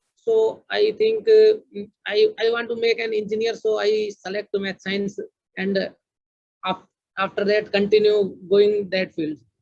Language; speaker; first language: English; non-native, learner; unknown